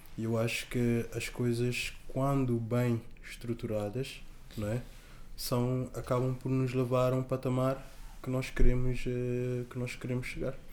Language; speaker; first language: Portuguese; non-native, local second language; Kabuverdianu